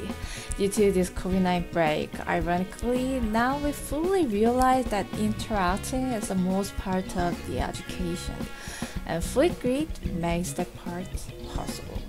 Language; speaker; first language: English; non-native, fluent; Korean